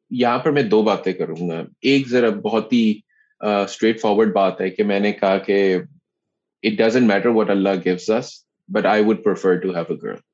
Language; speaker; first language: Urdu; native; Urdu